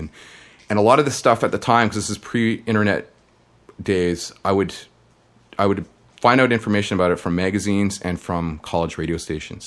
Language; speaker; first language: English; native; English